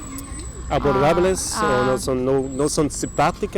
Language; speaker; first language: Spanish; non-native, fluent; English